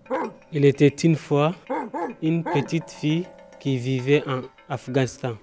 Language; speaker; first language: French; non-native, learner; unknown